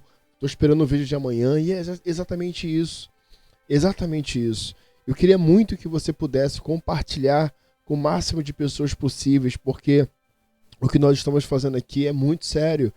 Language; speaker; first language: Portuguese; native; Portuguese